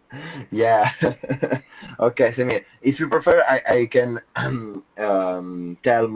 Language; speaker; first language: English; non-native, fluent; Italian